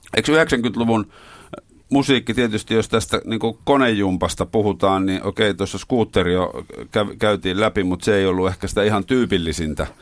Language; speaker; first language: Finnish; native; Finnish